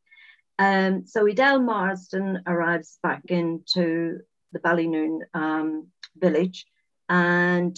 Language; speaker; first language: English; native; English